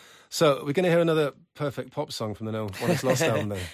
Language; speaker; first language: English; native; English